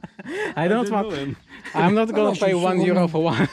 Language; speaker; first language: English; non-native, fluent; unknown